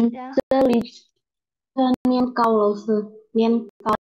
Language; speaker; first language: Chinese; non-native, learner; Indonesian